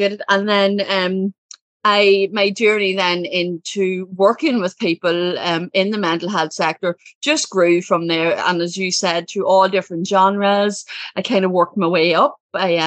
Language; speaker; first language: English; native; English